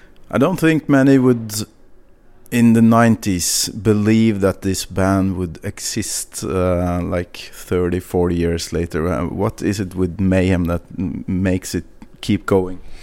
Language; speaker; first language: English; non-native, fluent; Norwegian